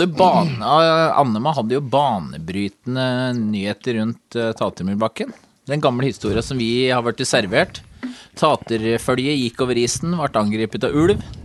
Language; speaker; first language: Norwegian; native; Norwegian